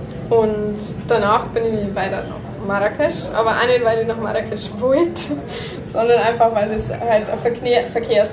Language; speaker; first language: German; native; German